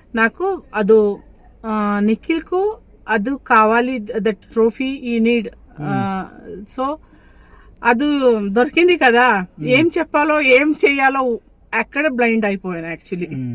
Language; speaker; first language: Telugu; non-native, learner; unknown